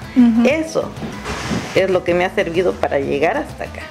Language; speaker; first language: Spanish; native; Spanish